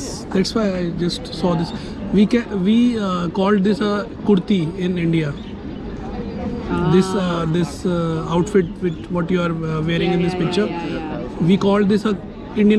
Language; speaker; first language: English; non-native, local second language; Hindi